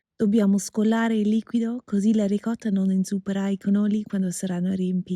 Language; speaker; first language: Italian; non-native, fluent; English